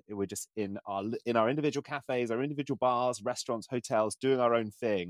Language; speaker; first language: English; native; English